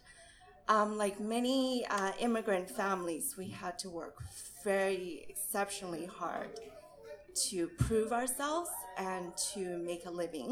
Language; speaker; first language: English; native; English